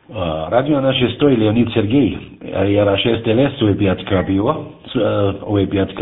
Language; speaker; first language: Russian; non-native, learner; German